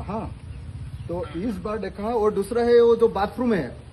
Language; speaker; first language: Hindi; non-native, local second language; Assamese